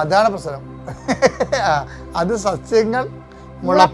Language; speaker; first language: Malayalam; native; Malayalam